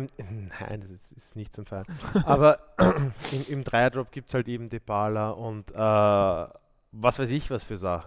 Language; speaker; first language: German; native; German